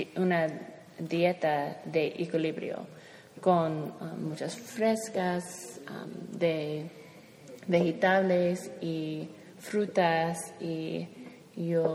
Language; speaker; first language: Spanish; non-native, learner; English